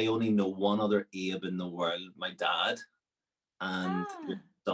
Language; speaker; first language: English; native; English